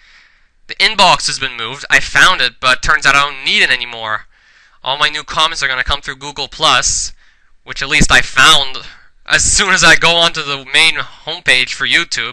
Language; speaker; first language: English; native; English